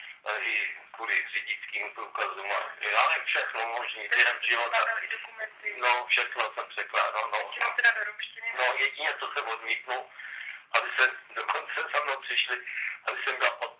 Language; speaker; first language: Czech; non-native, local second language; Romany